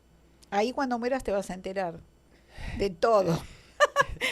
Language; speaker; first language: Spanish; native; Spanish